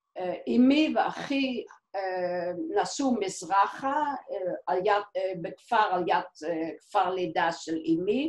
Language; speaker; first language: Hebrew; non-native, fluent; Dutch